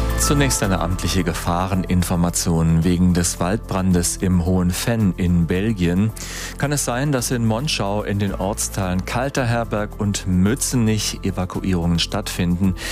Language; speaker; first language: German; native; German